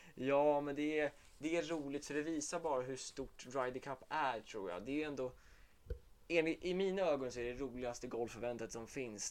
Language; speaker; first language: Swedish; native; Swedish